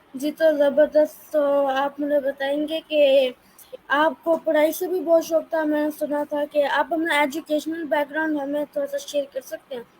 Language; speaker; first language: Urdu; non-native, local second language; Punjabi